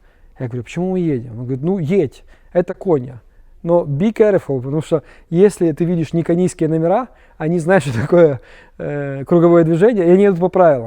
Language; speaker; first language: Russian; native; Russian